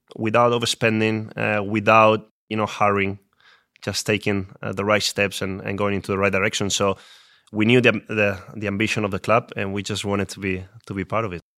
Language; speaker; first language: English; non-native, fluent; Spanish